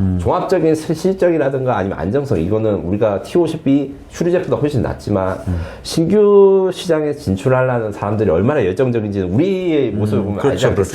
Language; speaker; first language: Korean; native; Korean